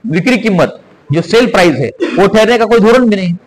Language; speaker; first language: Hindi; non-native, local second language; Marathi